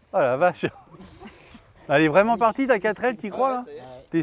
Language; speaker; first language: French; native; French